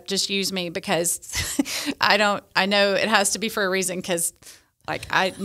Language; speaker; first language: English; native; English